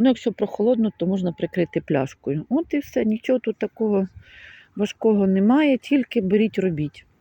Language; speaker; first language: Ukrainian; native; Ukrainian